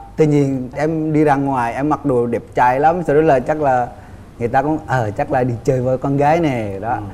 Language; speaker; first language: Vietnamese; non-native, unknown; Indonesian